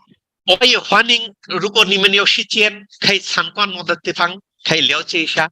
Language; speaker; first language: Chinese; non-native, learner; Bangla